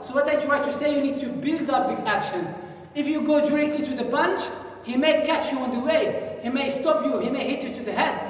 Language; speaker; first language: English; non-native, fluent; French